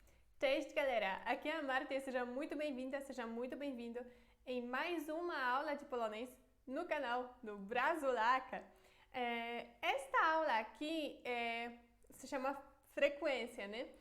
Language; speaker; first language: Portuguese; non-native, fluent; Polish